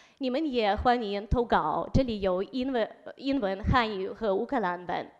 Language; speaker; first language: Chinese; non-native, fluent; Ukrainian